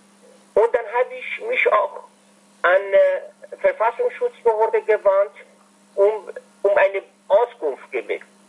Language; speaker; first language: German; non-native, fluent; Persian